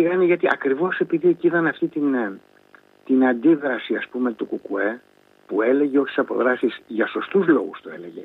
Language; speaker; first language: Greek; native; Greek